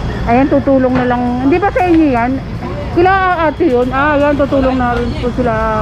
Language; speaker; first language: Filipino; native; Filipino